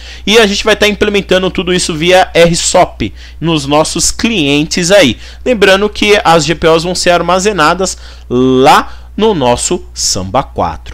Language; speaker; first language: Portuguese; native; Portuguese